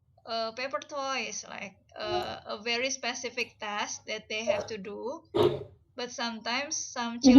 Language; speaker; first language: English; non-native, fluent; Indonesian